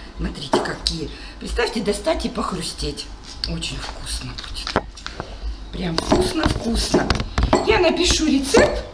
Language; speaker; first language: Russian; native; Russian